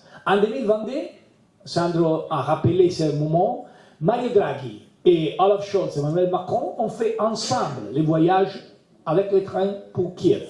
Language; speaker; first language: French; non-native, learner; Italian